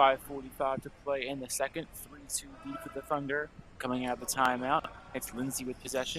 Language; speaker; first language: English; native; English